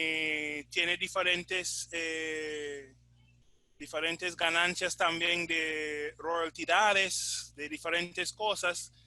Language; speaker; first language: Spanish; non-native, fluent; English